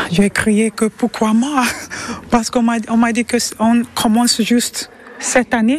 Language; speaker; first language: French; non-native, learner; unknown